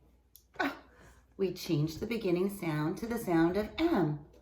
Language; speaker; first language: English; native; English